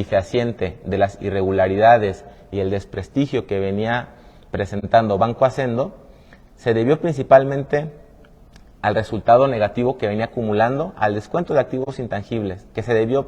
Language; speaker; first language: Spanish; native; Spanish